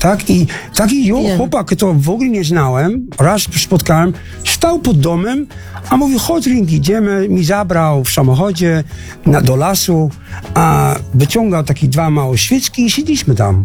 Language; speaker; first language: Polish; non-native, fluent; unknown